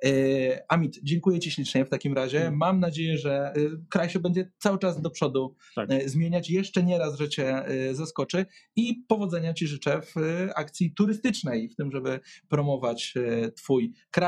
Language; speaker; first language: Polish; native; Polish